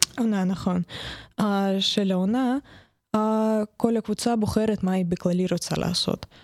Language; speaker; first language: Hebrew; non-native, fluent; Russian